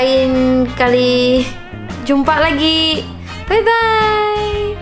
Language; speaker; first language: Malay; non-native, local second language; Chinese